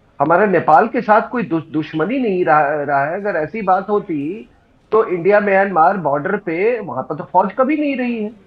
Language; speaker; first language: Hindi; native; Hindi